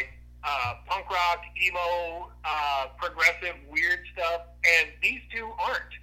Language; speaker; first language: English; native; English